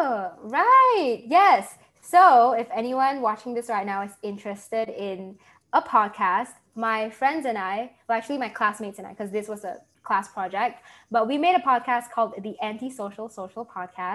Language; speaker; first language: English; non-native, local second language; Malay